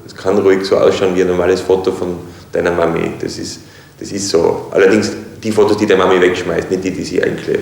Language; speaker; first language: German; native; German